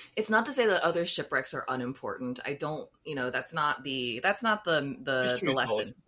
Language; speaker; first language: English; native; English